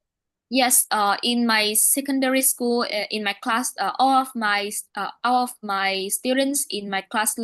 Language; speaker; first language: English; non-native, learner; Vietnamese